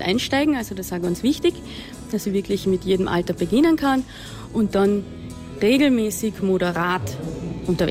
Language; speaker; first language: German; native; German